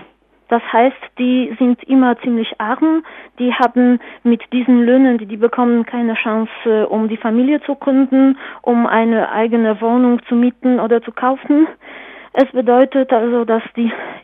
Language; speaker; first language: German; non-native, fluent; Polish